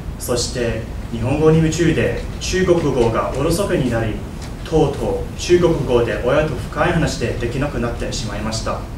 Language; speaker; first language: Japanese; non-native, fluent; Chinese